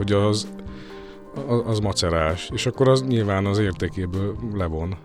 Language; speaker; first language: Hungarian; native; Hungarian